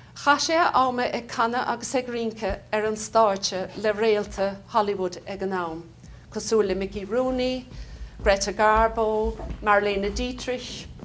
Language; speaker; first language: Irish; native; Irish